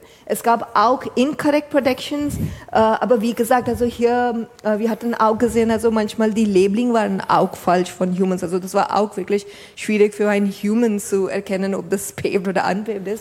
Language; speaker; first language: German; non-native, fluent; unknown